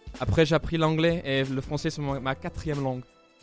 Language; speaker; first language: French; non-native, local second language; Dutch